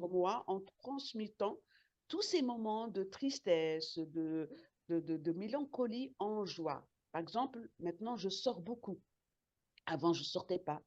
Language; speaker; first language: French; non-native, local second language; Arabic